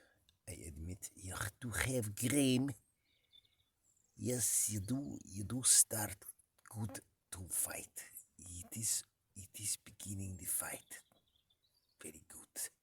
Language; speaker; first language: English; native; English